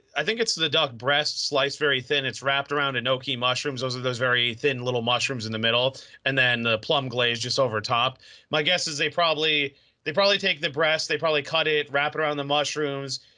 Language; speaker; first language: English; native; English